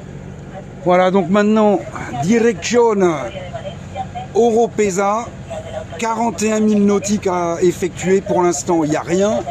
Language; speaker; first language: French; native; French